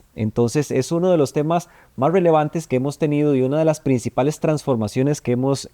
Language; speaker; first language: Spanish; native; Spanish